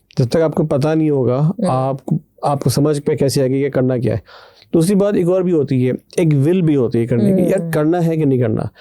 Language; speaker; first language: Urdu; native; Urdu